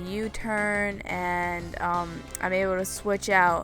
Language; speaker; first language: English; native; English